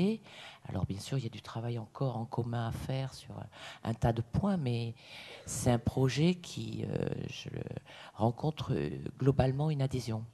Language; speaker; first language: French; native; French